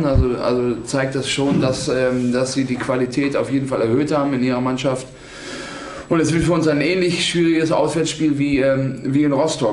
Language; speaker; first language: German; native; German